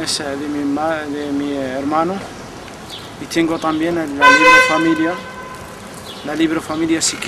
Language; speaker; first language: Spanish; non-native, learner; Arabic